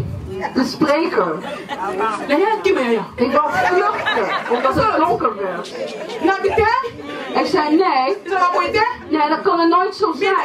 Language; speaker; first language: Dutch; non-native, fluent; Lingala